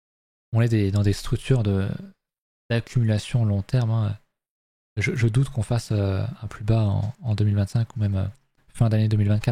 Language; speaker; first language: French; native; French